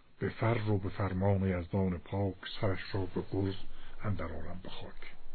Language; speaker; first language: Persian; native; Persian